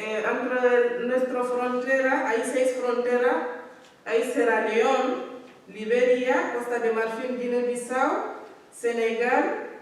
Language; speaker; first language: Spanish; non-native, learner; Fula